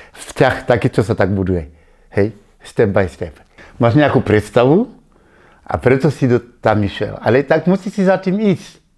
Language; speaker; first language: Slovak; non-native, fluent; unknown